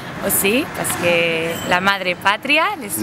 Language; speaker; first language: French; non-native, learner; Spanish